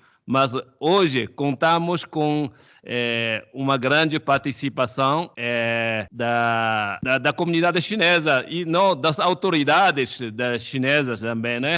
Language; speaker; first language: Portuguese; non-native, fluent; Chinese